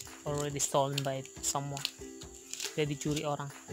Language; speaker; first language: English; non-native, learner; Indonesian